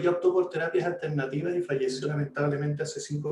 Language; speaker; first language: Spanish; native; Spanish